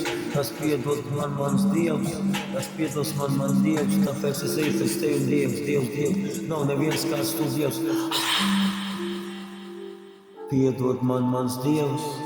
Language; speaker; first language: Latvian; non-native, local second language; Russian